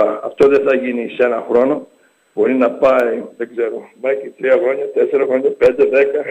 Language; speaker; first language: Greek; early bilingual, heritage; English